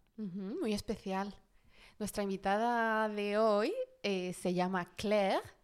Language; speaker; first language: Spanish; early bilingual, other home language; Arabic